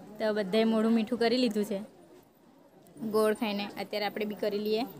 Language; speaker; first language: Gujarati; non-native, local second language; Kukna